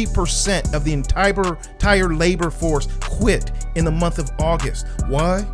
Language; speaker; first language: English; native; English